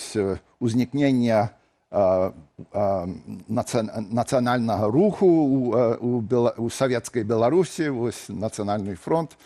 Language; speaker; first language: Belarusian; non-native, fluent; English